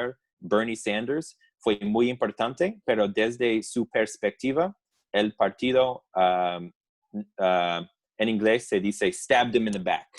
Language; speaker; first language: Spanish; non-native, fluent; English